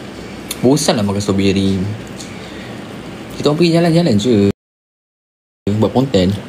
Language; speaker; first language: Malay; native; Malay